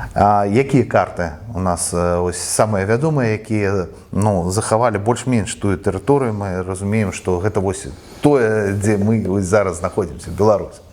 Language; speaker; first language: Belarusian; non-native, local second language; Russian